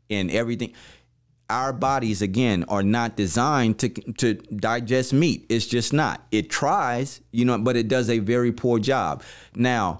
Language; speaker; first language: English; native; English